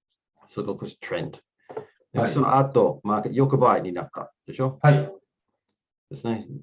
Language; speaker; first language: Japanese; non-native, learner; English